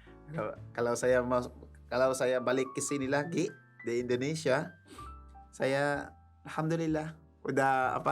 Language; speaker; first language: Indonesian; non-native, learner; Tausug